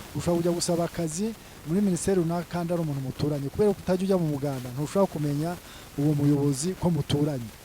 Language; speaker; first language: Kinyarwanda; early bilingual, heritage; Kinyarwanda